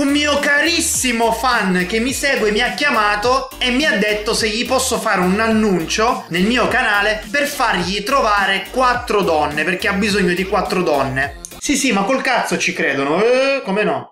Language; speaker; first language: Italian; native; Italian